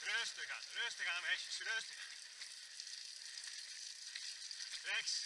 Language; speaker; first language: Dutch; native; Dutch